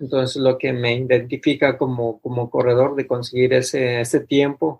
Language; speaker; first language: Spanish; native; Spanish